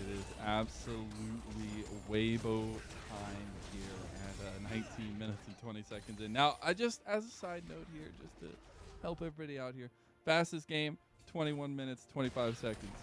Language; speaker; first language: English; native; English